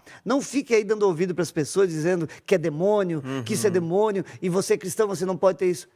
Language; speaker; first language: Portuguese; native; Portuguese